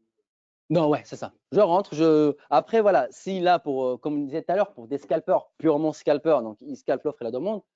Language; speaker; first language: French; native; French